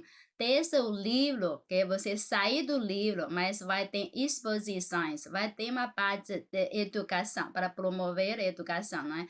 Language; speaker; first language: Portuguese; non-native, fluent; Chinese